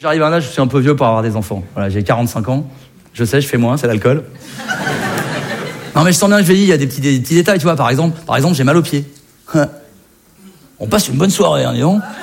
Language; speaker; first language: French; native; French